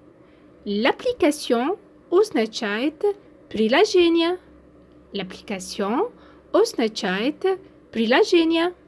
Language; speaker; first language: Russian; non-native, fluent; French